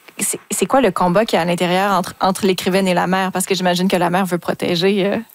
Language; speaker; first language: French; native; French